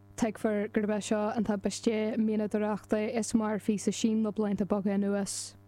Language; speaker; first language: Irish; native; Irish